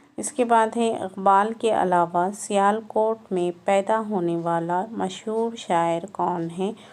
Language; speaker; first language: Urdu; native; Urdu